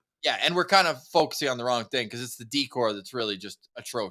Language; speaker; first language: English; native; English